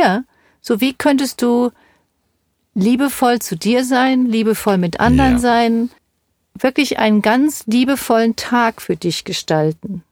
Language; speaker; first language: German; native; German